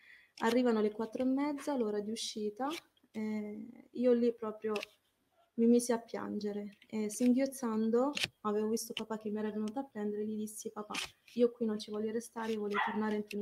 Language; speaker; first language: Italian; early bilingual, other home language; Arabic